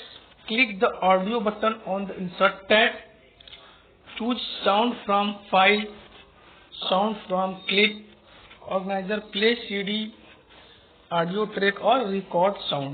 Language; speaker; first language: English; non-native, local second language; Hindi